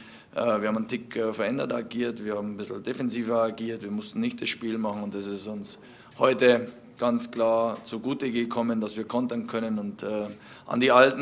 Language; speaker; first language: German; native; German